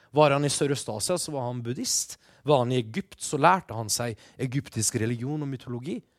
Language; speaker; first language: Norwegian; early bilingual, other home language; Persian